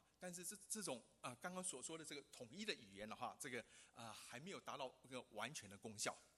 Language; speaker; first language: Chinese; non-native, local second language; Hakka Chinese